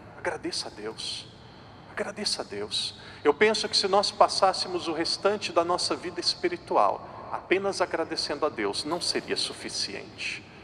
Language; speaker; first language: Portuguese; native; Portuguese